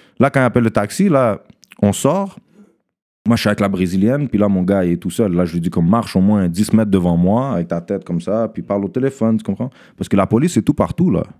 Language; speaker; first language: French; early bilingual, other home language; Russian